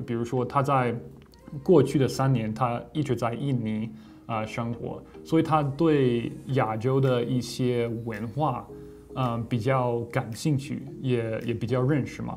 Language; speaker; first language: Chinese; non-native, fluent; English